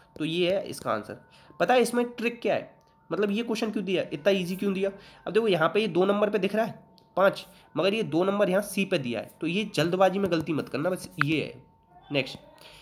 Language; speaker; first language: Hindi; native; Hindi